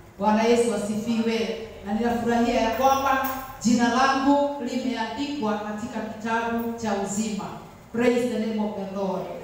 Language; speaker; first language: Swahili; non-native, local second language; Kikuyu